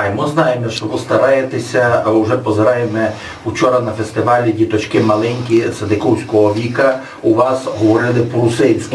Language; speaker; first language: Ukrainian; native; Ukrainian